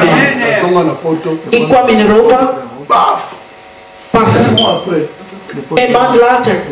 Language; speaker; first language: Dutch; non-native, learner; Lingala